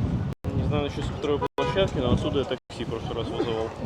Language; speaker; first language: Russian; native; Russian